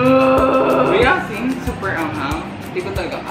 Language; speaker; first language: Filipino; native; Filipino